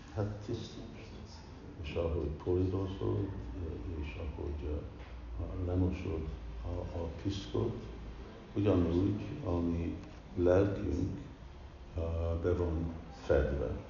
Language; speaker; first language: Hungarian; early bilingual, heritage; Hungarian